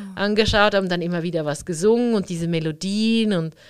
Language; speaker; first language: German; native; German